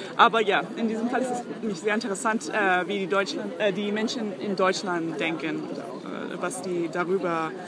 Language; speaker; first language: German; non-native, learner; Spanish